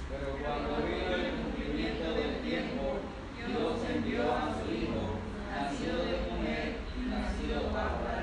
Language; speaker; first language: Spanish; native; Spanish